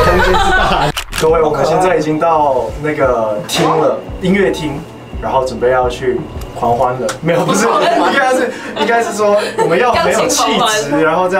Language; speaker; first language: Chinese; native; Chinese